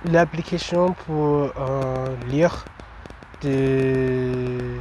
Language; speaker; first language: French; non-native, learner; English